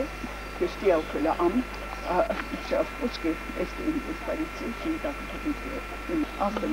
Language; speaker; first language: Romanian; early bilingual, heritage; French